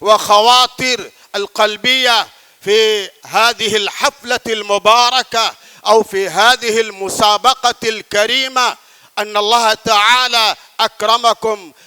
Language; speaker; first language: Arabic; non-native, fluent; Urdu